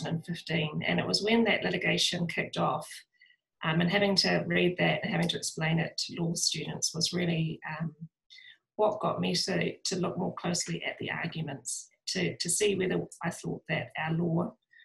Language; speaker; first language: English; native; English